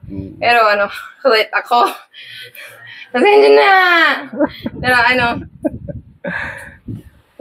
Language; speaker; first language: Filipino; non-native, learner; English